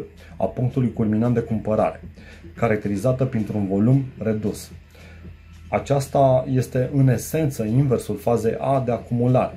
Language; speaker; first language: Romanian; native; Romanian